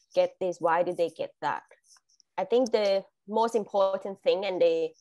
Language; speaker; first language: English; non-native, fluent; Thai